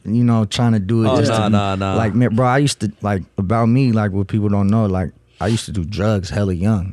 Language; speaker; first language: English; non-native, fluent; Russian